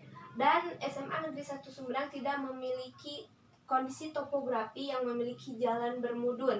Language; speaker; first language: Indonesian; native; Indonesian